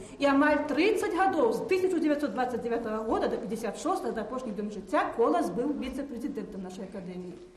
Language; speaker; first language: Belarusian; native; Belarusian